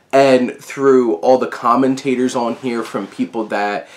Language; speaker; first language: English; native; English